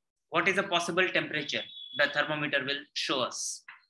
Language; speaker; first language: English; non-native, local second language; Hindi